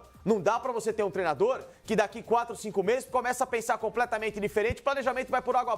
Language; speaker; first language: Portuguese; native; Portuguese